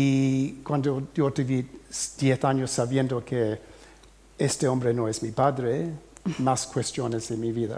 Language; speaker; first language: Spanish; early bilingual, heritage; English